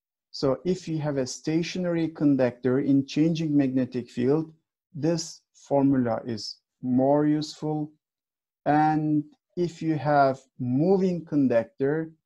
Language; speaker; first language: English; non-native, fluent; Turkish